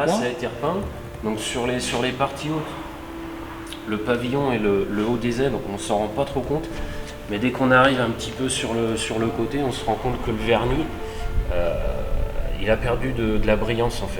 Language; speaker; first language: French; native; French